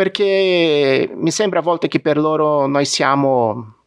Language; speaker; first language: Italian; non-native, fluent; Portuguese